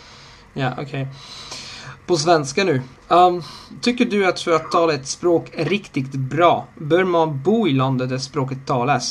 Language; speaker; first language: Swedish; non-native, fluent; Italian